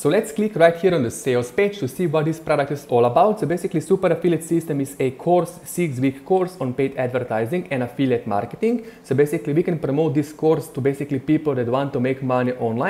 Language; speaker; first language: English; non-native, fluent; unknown